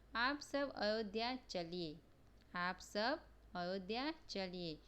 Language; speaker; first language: Hindi; non-native, local second language; Gujarati